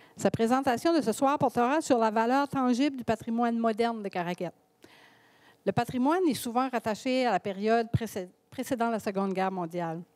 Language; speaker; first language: French; native; French